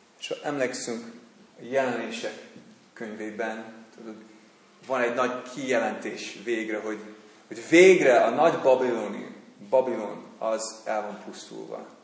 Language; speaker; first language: Hungarian; non-native, fluent; English